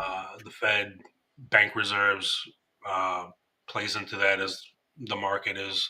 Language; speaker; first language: English; native; English